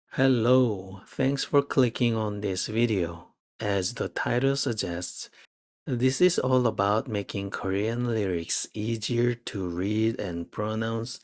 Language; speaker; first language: English; non-native, fluent; Korean